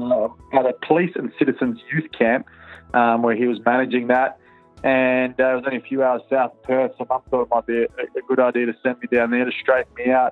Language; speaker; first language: English; native; English